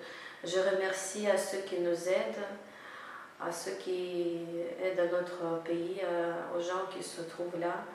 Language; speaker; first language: French; non-native, fluent; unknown